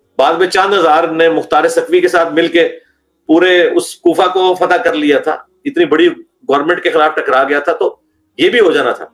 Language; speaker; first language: Urdu; non-native, local second language; Punjabi